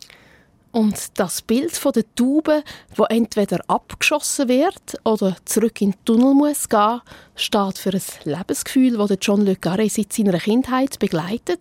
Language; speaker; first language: German; native; German